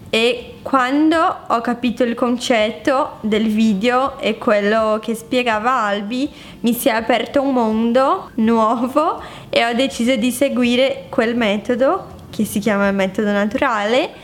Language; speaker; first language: Italian; non-native, fluent; Portuguese